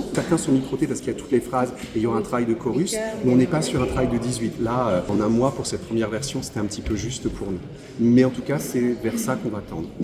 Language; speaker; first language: French; native; French